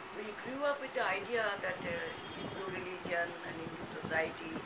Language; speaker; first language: English; non-native, local second language; Bangla